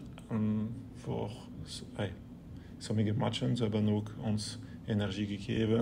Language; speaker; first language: Dutch; non-native, local second language; French